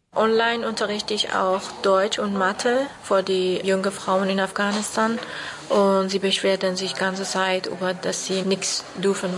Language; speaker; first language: German; non-native, fluent; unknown